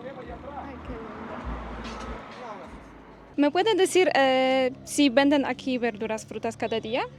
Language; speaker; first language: Spanish; non-native, learner; Polish